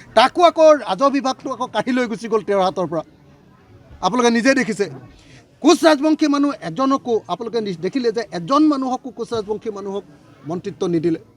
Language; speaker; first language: Assamese; native; Assamese